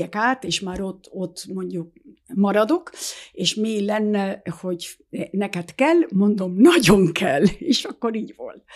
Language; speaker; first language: Hungarian; early bilingual, heritage; Hungarian